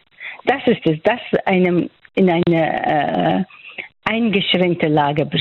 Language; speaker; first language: German; non-native, fluent; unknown